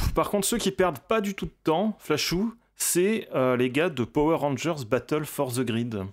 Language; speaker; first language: French; native; French